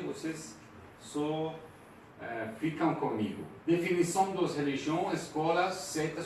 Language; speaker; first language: Portuguese; non-native, fluent; Persian